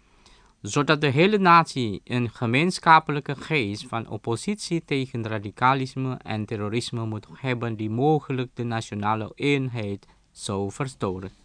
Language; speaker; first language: Dutch; non-native, fluent; Indonesian